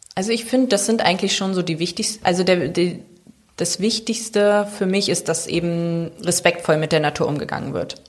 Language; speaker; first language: German; native; German